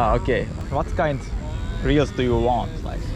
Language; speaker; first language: English; non-native, learner; Turkish